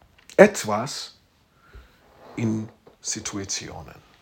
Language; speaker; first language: German; non-native, fluent; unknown